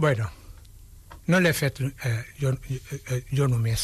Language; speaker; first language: Catalan; non-native, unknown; Wolof